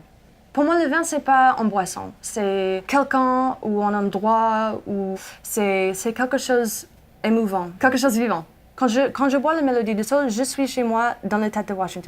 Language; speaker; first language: French; non-native, fluent; English